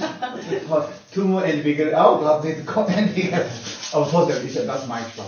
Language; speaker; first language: German; non-native, learner; Tibetan